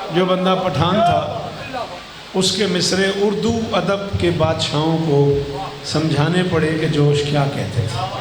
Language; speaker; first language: Urdu; non-native, local second language; Punjabi